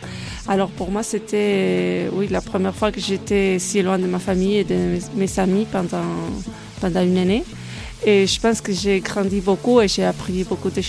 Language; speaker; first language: French; non-native, fluent; Spanish